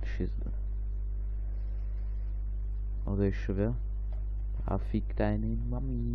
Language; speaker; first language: German; native; German